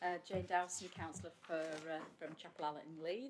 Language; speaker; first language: English; native; English